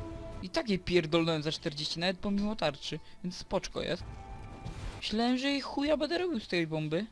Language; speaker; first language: Polish; native; Polish